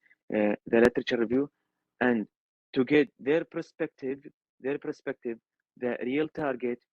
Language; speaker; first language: English; non-native, learner; Arabic